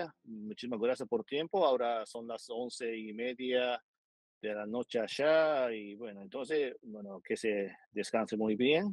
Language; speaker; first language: Spanish; non-native, fluent; Japanese